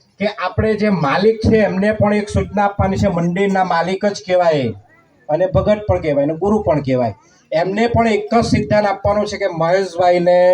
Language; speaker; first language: Gujarati; non-native, local second language; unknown